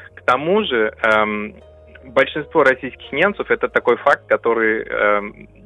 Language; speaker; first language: Russian; non-native, local second language; German